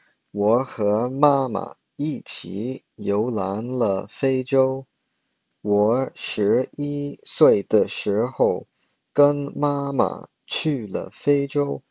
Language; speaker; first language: Chinese; early bilingual, heritage; Chinese